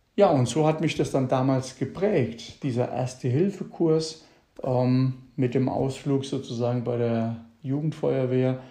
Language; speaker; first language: German; early bilingual, other home language; Italian